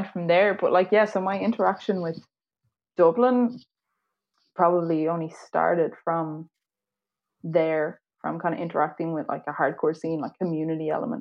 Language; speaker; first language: English; native; English